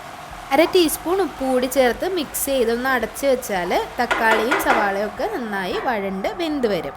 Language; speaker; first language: Malayalam; native; Malayalam